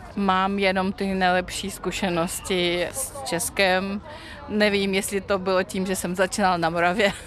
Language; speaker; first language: Czech; non-native, fluent; Russian